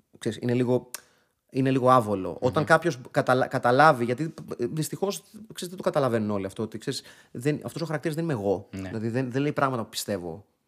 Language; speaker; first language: Greek; native; Greek